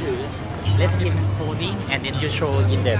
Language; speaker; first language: English; non-native, learner; Thai